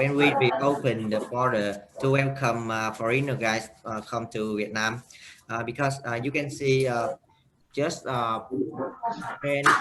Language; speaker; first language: English; non-native, learner; Vietnamese